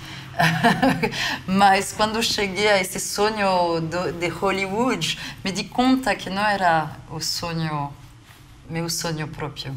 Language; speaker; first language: Portuguese; non-native, fluent; French